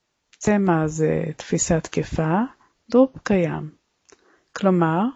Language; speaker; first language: Hebrew; native; Hebrew